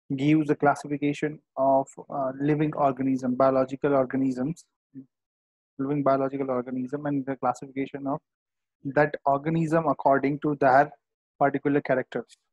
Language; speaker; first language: English; non-native, local second language; Gujarati